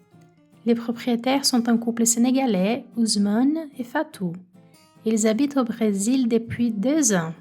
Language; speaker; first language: French; non-native, fluent; Portuguese